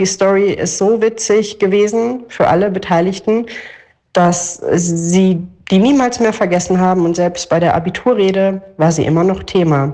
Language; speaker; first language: German; native; German